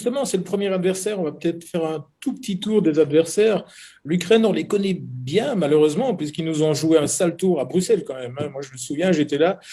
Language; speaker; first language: French; native; French